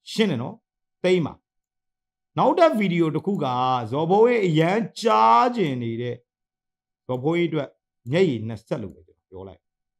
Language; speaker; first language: Burmese; non-native, local second language; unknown